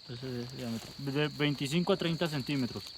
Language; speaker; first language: Spanish; native; Spanish